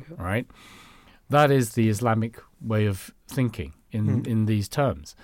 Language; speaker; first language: English; non-native, local second language; Cantonese